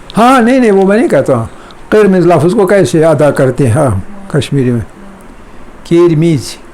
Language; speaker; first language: Urdu; non-native, local second language; Kashmiri